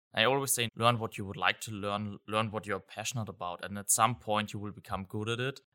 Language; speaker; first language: English; non-native, fluent; German